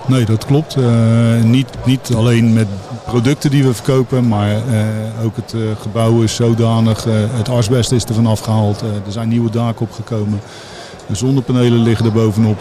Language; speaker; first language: Dutch; native; Dutch